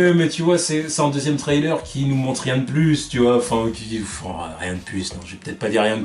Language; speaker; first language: French; native; French